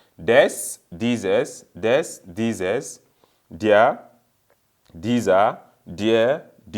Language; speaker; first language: German; non-native, fluent; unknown